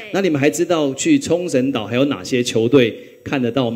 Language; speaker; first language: Chinese; native; Chinese